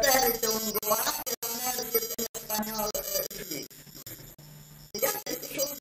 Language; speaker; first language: French; non-native, fluent; Hungarian